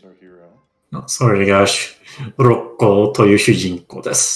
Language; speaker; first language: Japanese; non-native, learner; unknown